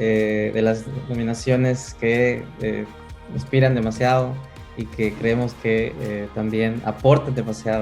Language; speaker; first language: Spanish; native; Spanish